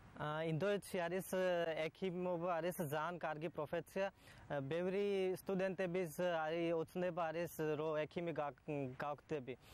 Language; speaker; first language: Georgian; non-native, learner; Hindi